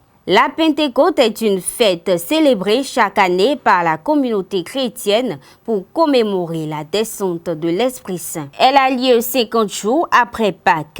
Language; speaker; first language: French; native; French